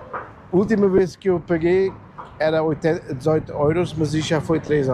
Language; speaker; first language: Portuguese; early bilingual, heritage; German